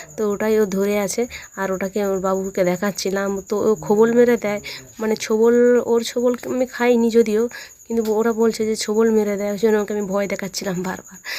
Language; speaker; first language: Bangla; non-native, local second language; Santali